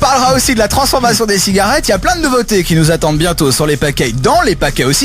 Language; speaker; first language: French; native; French